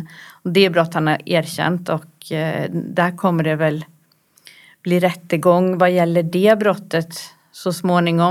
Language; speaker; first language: Swedish; native; Swedish